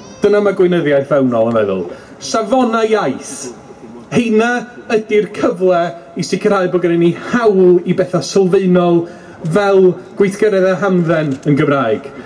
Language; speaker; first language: Welsh; native; Welsh